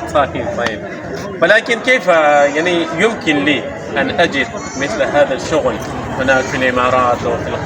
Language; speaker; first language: Arabic; non-native, fluent; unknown